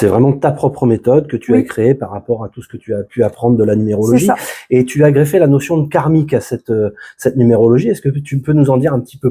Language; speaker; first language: French; native; French